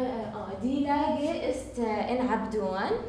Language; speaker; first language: German; non-native, learner; Arabic